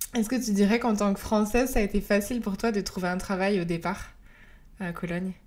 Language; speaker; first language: French; native; French